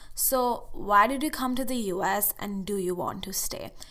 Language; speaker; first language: English; non-native, local second language; Hindi